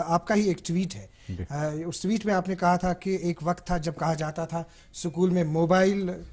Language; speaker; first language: Urdu; non-native, local second language; Kashmiri